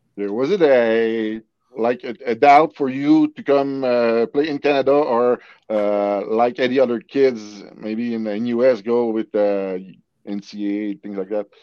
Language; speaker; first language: English; non-native, local second language; French